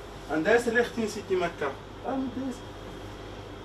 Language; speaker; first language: Dutch; non-native, learner; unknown